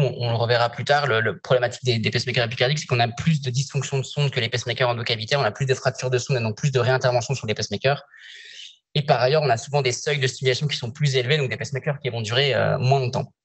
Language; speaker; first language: French; native; French